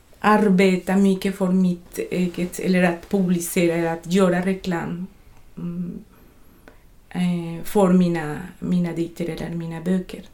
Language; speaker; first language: Swedish; non-native, fluent; Spanish